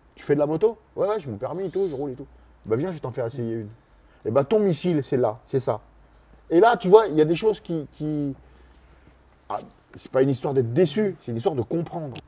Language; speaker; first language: French; native; French